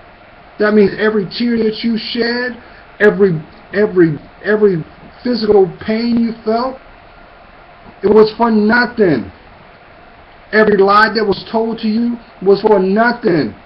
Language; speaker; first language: English; native; English